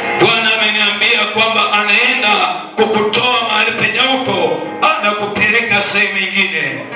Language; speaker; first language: Swahili; non-native, local second language; Luyia